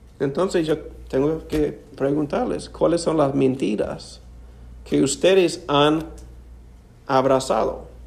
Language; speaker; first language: Spanish; non-native, fluent; English